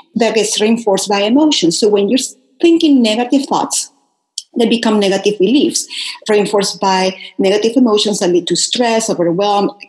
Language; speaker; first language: English; non-native, fluent; Spanish